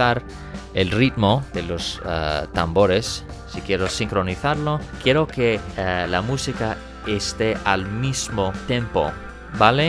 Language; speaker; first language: Spanish; non-native, fluent; English